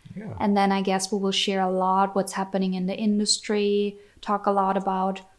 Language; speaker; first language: English; non-native, fluent; German